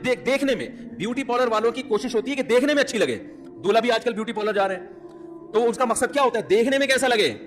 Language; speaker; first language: Urdu; native; Urdu